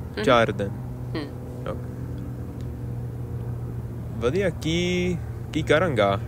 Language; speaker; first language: Punjabi; non-native, learner; English